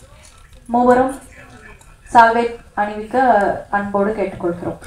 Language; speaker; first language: Tamil; native; Tamil